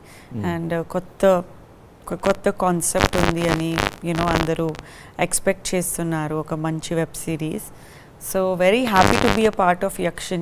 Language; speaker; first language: Telugu; non-native, learner; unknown